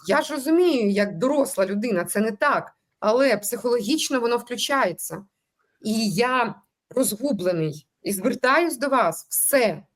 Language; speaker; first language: Ukrainian; non-native, local second language; Russian